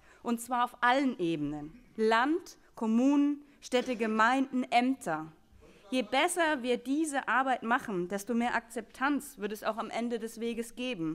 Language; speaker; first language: German; native; German